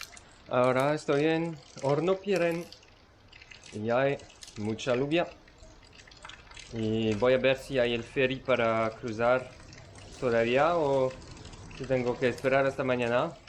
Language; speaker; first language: Spanish; non-native, learner; French